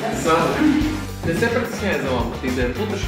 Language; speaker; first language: Bulgarian; native; Bulgarian